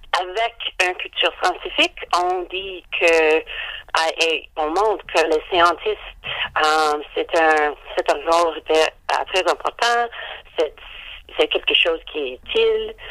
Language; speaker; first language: French; non-native, learner; English